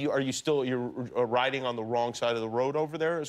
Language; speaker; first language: English; native; English